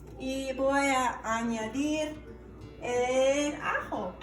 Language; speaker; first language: Spanish; non-native, learner; English